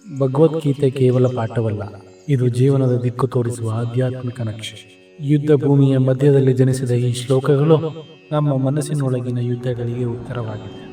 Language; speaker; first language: Kannada; native; Kannada